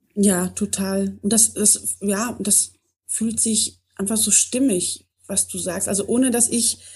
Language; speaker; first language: German; native; German